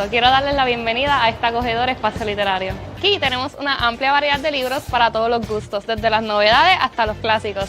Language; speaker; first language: Spanish; native; Spanish